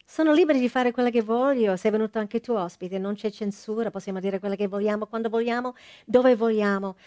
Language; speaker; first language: Italian; non-native, fluent; English